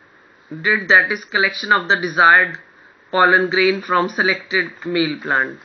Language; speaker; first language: English; non-native, local second language; Hindi